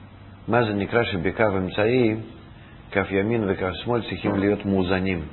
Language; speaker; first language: Hebrew; non-native, fluent; Russian